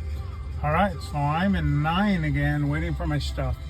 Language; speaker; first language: English; native; English